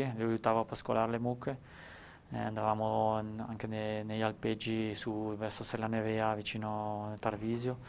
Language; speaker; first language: Italian; native; Italian